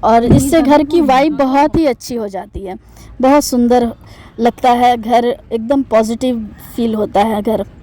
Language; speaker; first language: Hindi; non-native, local second language; Bangla